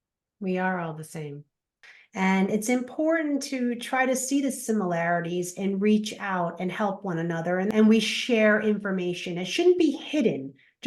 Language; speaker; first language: English; native; English